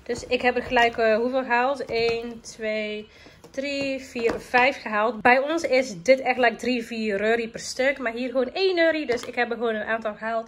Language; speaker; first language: Dutch; early bilingual, other home language; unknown